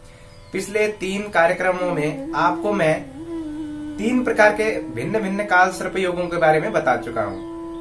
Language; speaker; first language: Hindi; native; Hindi